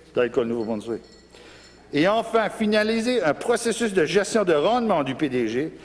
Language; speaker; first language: French; non-native, local second language; English